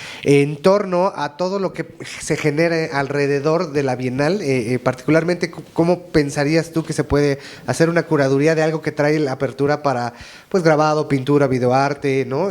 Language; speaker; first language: Spanish; native; Spanish